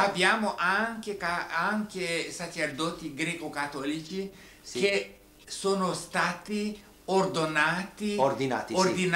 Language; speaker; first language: Italian; non-native, fluent; Romanian